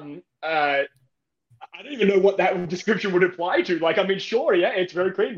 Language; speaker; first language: English; native; English